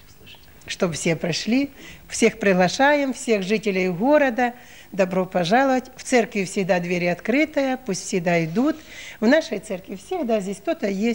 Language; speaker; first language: Russian; native; Russian